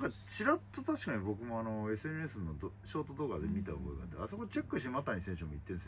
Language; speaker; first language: Japanese; native; Japanese